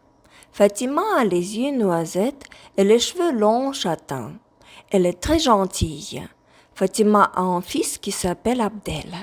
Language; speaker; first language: French; non-native, fluent; Ukrainian